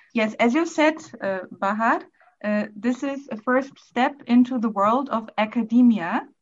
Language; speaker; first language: English; non-native, fluent; German